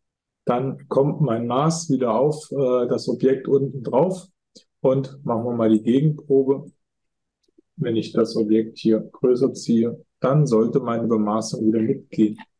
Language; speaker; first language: German; native; German